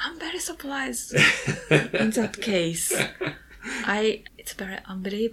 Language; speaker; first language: English; non-native, learner; Japanese